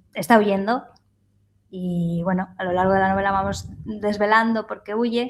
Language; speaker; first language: Spanish; native; Spanish